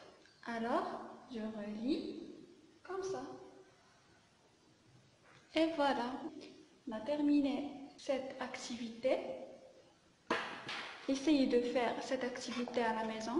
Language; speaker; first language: French; non-native, local second language; Arabic